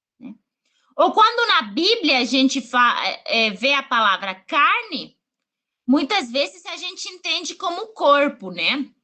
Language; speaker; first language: Portuguese; non-native, fluent; Spanish